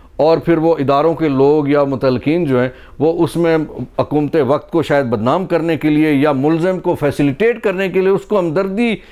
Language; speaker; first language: Urdu; non-native, local second language; Pahari-Potwari